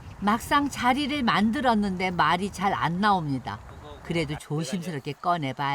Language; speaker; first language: Korean; native; Korean